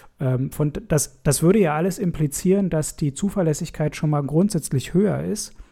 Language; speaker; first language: German; native; German